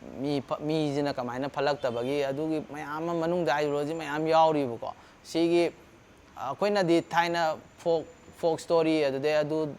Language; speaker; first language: Manipuri; native; Manipuri